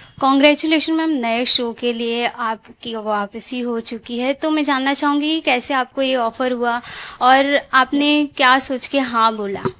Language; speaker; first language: Hindi; native; Hindi